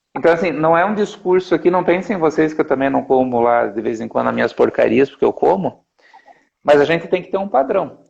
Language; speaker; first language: Portuguese; native; Portuguese